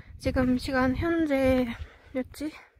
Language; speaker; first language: Korean; non-native, learner; Kazakh